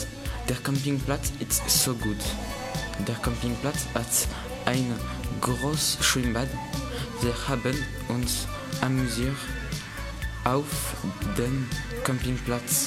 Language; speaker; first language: German; non-native, learner; French